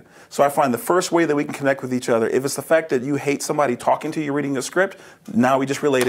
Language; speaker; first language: English; native; English